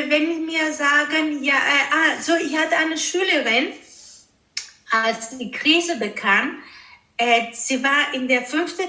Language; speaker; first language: German; non-native, fluent; Greek